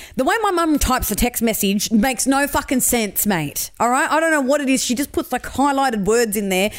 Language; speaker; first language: English; native; English